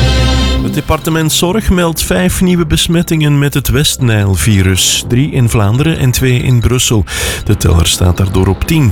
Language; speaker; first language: Dutch; native; Dutch